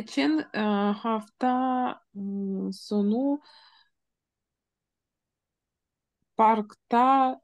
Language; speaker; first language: Turkish; non-native, learner; Ukrainian